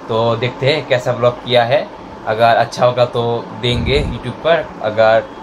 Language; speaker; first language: Hindi; non-native, local second language; Bangla